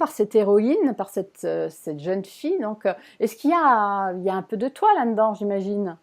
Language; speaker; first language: French; native; French